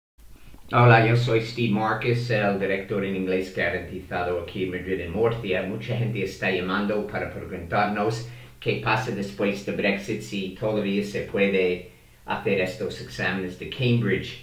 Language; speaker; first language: Spanish; non-native, fluent; English